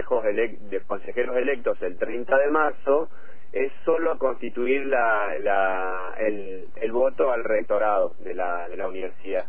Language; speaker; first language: Spanish; native; Spanish